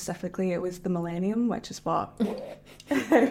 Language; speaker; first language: English; native; English